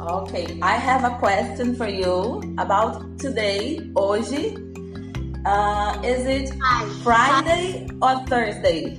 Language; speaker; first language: English; non-native, fluent; Portuguese